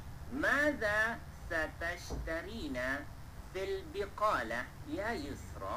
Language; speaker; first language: Arabic; non-native, fluent; Malay